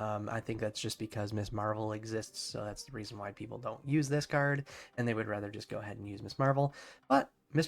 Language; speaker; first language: English; native; English